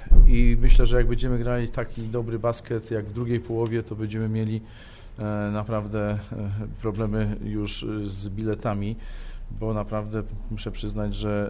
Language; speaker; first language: Polish; native; Polish